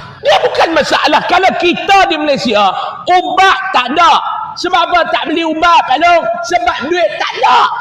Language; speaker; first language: Malay; native; Malay